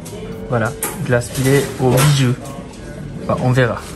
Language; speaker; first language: French; non-native, fluent; Japanese